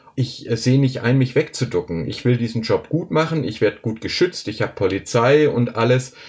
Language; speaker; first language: German; native; German